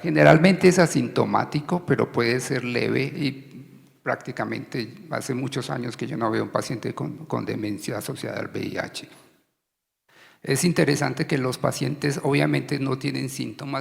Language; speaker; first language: Spanish; native; Spanish